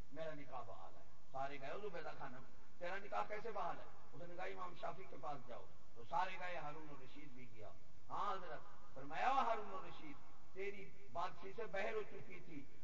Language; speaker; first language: Urdu; non-native, local second language; Punjabi